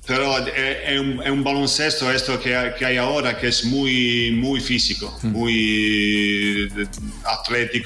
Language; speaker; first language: Spanish; non-native, fluent; Italian